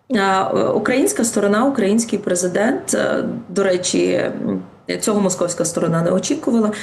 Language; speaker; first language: Ukrainian; native; Ukrainian